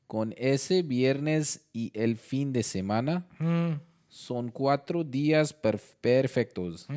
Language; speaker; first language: Spanish; non-native, learner; Hindi